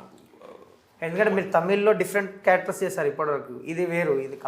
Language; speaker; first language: Telugu; native; Telugu